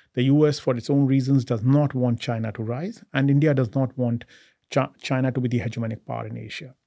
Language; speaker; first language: English; non-native, local second language; Hindi